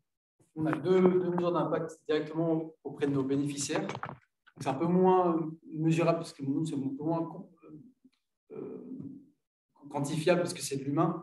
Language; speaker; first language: French; native; French